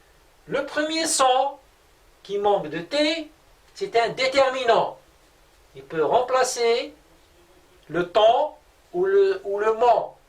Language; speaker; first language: French; non-native, local second language; Arabic